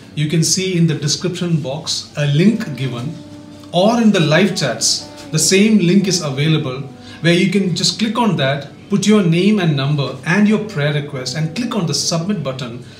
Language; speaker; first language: English; non-native, local second language; Hindi